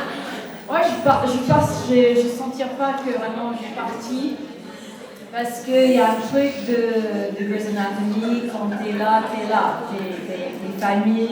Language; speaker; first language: French; non-native, learner; English